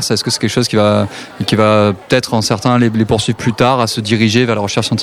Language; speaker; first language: French; native; French